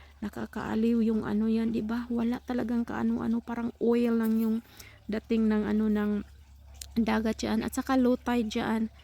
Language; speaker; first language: Filipino; non-native, local second language; Cebuano